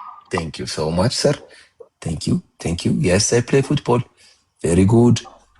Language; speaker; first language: English; non-native, fluent; Amharic